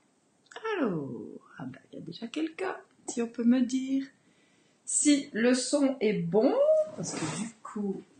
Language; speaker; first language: French; native; French